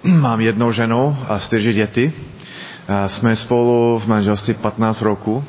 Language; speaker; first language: Czech; non-native, learner; English